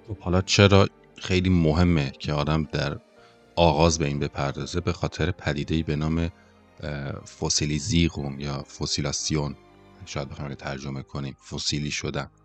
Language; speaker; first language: Persian; native; Persian